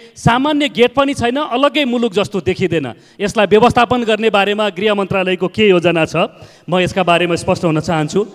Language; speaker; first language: Nepali; native; Nepali